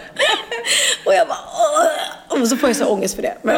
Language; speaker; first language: Swedish; native; Swedish